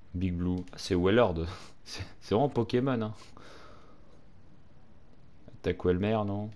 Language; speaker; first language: French; native; French